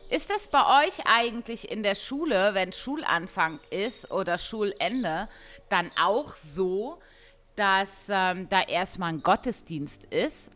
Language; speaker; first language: German; native; German